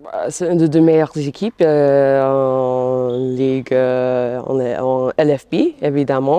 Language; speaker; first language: French; non-native, fluent; English